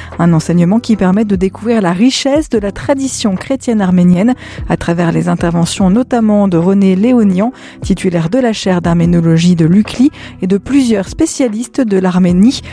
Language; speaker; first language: French; native; French